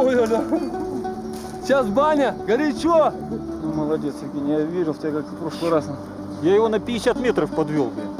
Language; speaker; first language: Russian; native; Russian